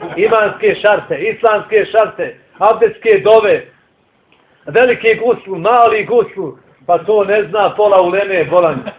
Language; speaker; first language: Bosnian; native; Bosnian